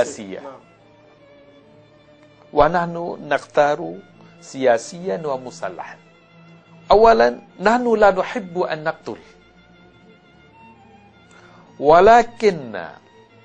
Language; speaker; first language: Arabic; non-native, learner; Malay